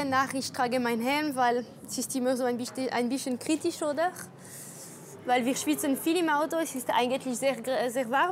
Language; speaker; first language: German; non-native, local second language; French